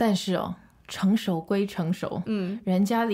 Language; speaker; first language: Chinese; native; Chinese